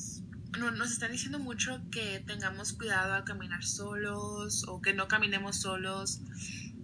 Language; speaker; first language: Spanish; early bilingual, other home language; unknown